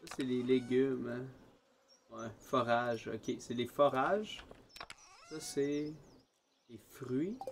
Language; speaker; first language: French; native; French